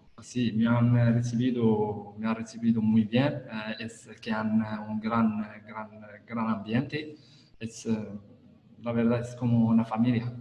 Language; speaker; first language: Spanish; non-native, learner; Italian